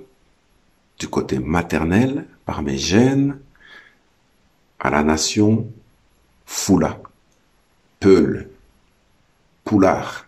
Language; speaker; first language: French; native; French